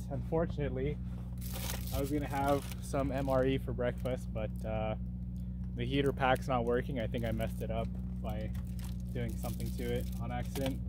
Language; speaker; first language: English; native; English